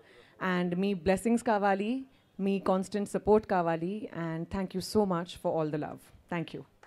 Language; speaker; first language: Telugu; non-native, learner; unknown